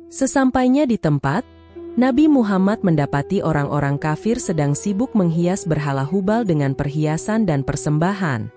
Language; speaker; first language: Indonesian; native; Indonesian